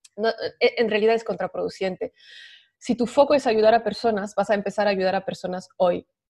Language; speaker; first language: Spanish; non-native, fluent; French